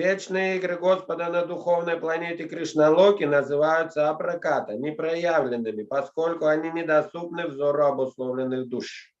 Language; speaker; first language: Russian; native; Russian